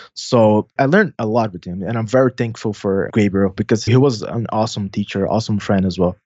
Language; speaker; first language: English; non-native, fluent; Portuguese